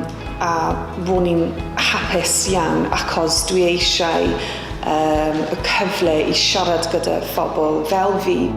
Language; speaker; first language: Welsh; non-native, learner; English